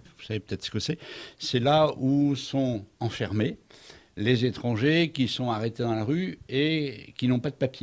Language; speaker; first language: French; native; French